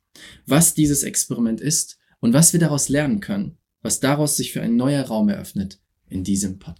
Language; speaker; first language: German; native; German